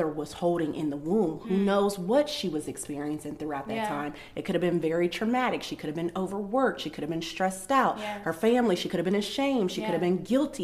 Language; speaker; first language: English; native; English